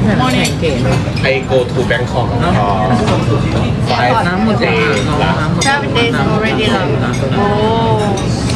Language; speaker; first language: English; non-native, learner; Thai